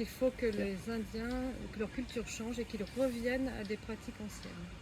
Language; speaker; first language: French; native; French